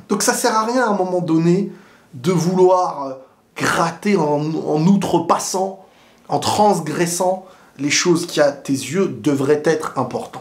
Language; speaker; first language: French; native; French